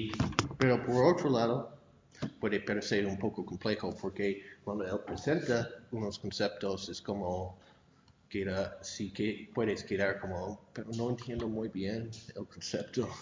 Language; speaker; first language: Spanish; non-native, fluent; English